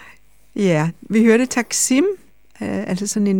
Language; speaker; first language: Danish; native; Danish